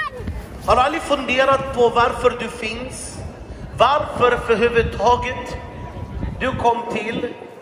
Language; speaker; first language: Swedish; non-native, fluent; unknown